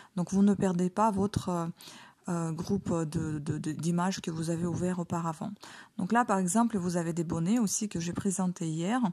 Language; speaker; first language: French; non-native, fluent; Ukrainian